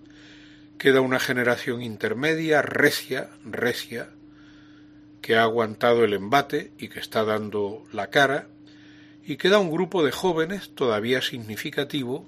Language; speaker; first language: Spanish; native; Spanish